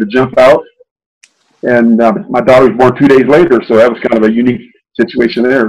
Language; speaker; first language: English; native; English